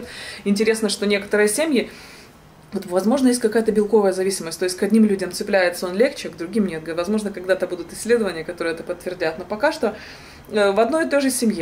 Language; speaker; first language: Russian; native; Russian